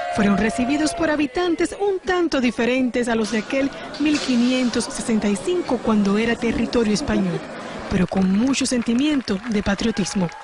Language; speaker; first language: Spanish; native; Spanish